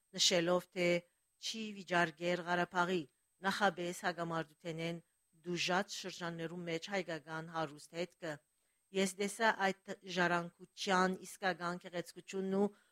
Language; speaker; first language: Armenian; early bilingual, heritage; Armenian